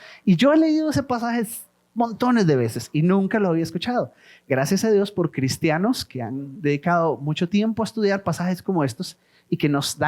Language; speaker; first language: Spanish; native; Spanish